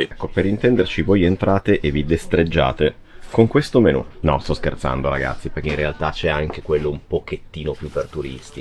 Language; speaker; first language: Italian; native; Italian